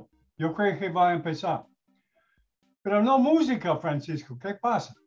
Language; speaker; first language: Spanish; non-native, learner; English